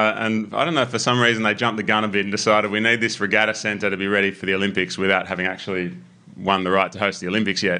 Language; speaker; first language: English; native; English